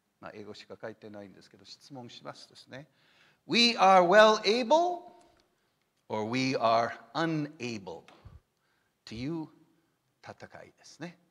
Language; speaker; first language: Japanese; non-native, fluent; English